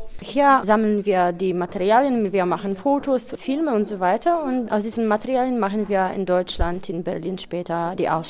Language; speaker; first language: German; non-native, fluent; Polish